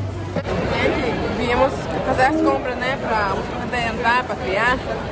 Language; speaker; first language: Portuguese; non-native, fluent; Spanish